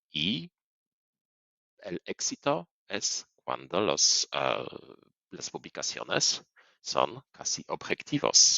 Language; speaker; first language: Spanish; non-native, fluent; Polish